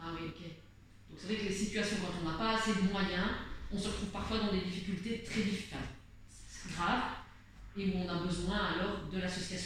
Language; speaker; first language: French; native; French